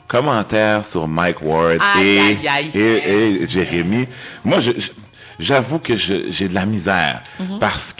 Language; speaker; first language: French; native; French